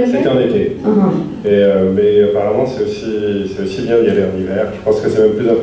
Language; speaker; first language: French; native; French